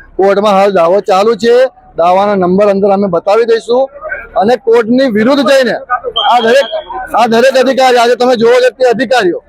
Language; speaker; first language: Gujarati; native; Gujarati